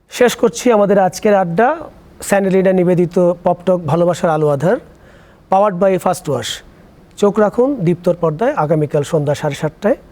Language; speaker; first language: Bangla; native; Bangla